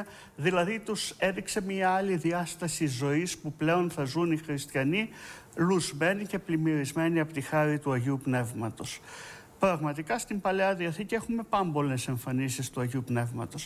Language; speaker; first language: Greek; native; Greek